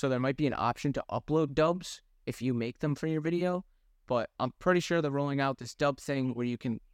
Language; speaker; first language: English; native; English